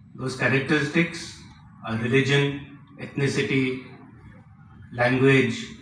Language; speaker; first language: English; non-native, local second language; Marathi